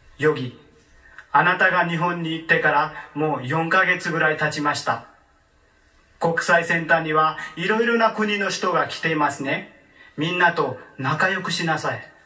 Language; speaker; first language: Japanese; non-native, learner; Marathi